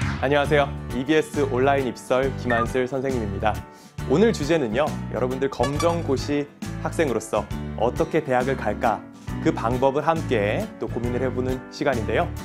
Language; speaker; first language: Korean; native; Korean